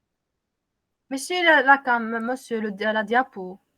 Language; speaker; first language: French; non-native, local second language; Arabic